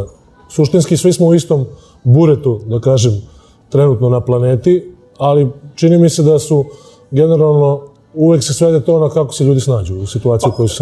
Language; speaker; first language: Serbian; native; Serbian